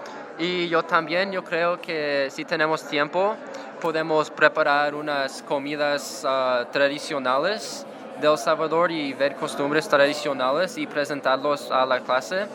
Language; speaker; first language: Spanish; non-native, learner; English